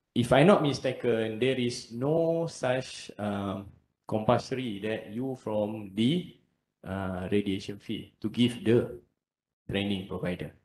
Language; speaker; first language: English; non-native, local second language; Malay